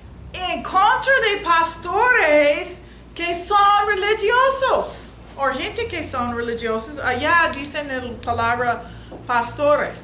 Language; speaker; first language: Spanish; non-native, learner; English